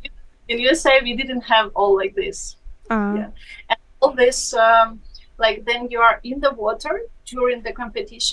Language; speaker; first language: English; non-native, fluent; Ukrainian